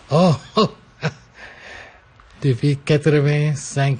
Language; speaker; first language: French; non-native, fluent; English